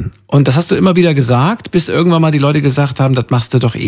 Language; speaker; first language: German; native; German